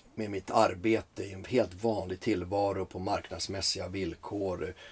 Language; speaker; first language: Swedish; early bilingual, other home language; Finnish